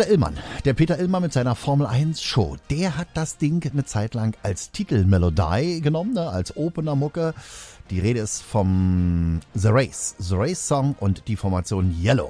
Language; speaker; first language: German; native; German